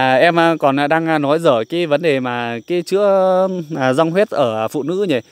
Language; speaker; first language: Vietnamese; non-native, local second language; Iu Mien